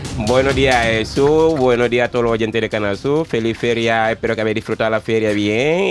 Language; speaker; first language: Spanish; non-native, fluent; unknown